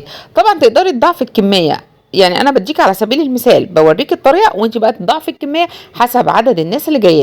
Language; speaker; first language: Arabic; native; Arabic